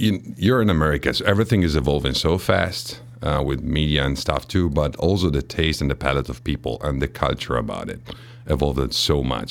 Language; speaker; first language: English; non-native, fluent; Italian